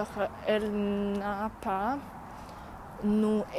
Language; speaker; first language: French; non-native, learner; English